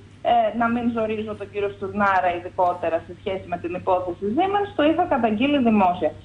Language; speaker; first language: Greek; native; Greek